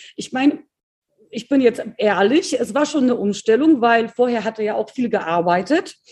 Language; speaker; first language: German; early bilingual, other home language; Polish